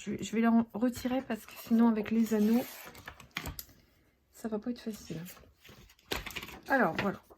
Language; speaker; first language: French; native; French